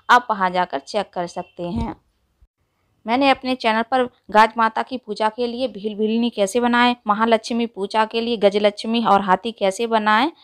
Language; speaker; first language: Hindi; native; Hindi